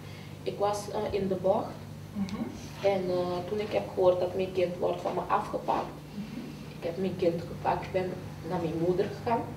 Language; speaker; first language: Dutch; non-native, fluent; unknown